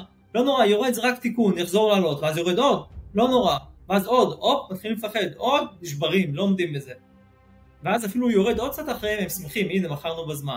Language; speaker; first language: Hebrew; native; Hebrew